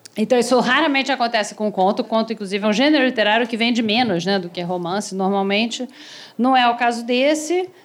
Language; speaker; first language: Portuguese; native; Portuguese